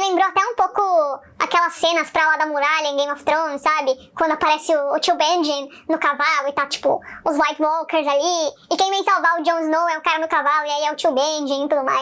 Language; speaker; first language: Portuguese; native; Portuguese